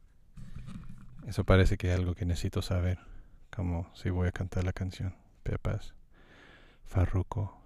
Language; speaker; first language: Spanish; non-native, fluent; English